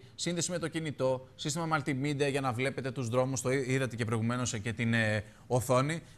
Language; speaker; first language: Greek; native; Greek